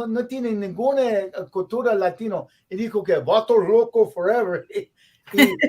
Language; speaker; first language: Spanish; non-native, learner; English